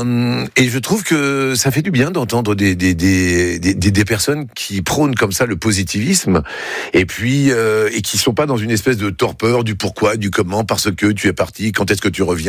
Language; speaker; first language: French; native; French